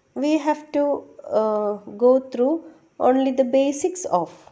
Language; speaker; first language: English; non-native, local second language; Malayalam